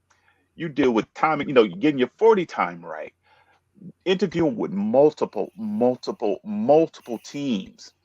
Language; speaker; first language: English; native; English